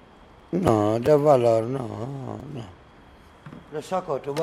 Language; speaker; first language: Spanish; non-native, learner; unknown